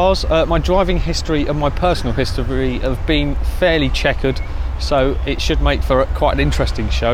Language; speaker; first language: English; native; English